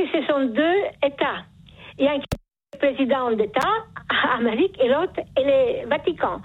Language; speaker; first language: French; non-native, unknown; Polish